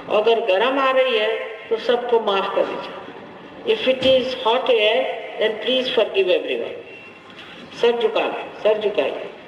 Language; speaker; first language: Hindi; non-native, local second language; Marathi